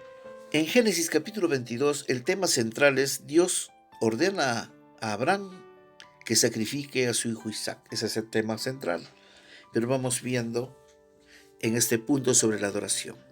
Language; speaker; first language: Spanish; native; Spanish